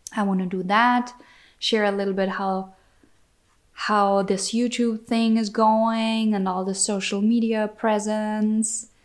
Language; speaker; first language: English; non-native, fluent; German